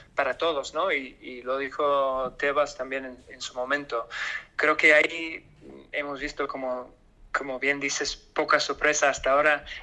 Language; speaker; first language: Spanish; non-native, fluent; English